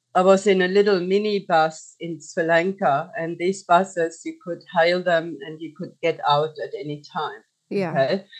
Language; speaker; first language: English; non-native, fluent; German